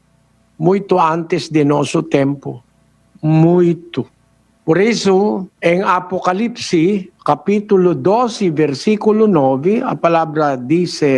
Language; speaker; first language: Portuguese; non-native, learner; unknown